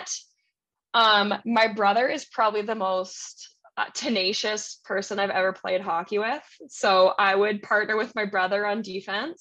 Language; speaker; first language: English; native; English